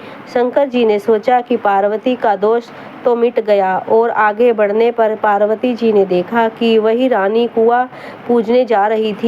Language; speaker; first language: Hindi; native; Hindi